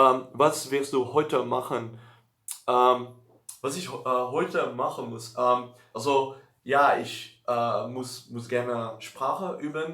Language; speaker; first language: German; non-native, learner; Dutch